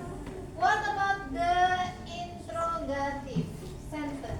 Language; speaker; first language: English; non-native, learner; Indonesian